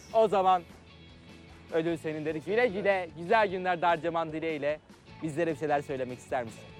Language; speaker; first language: Turkish; native; Turkish